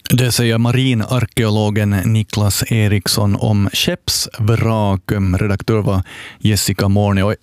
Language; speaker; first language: Swedish; native; Swedish